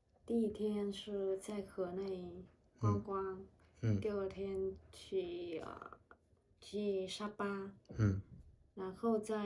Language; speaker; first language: Chinese; non-native, learner; Vietnamese